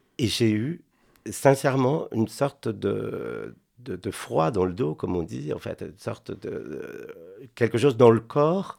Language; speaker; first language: French; non-native, fluent; Spanish